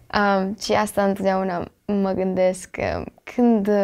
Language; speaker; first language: Romanian; early bilingual, heritage; Romanian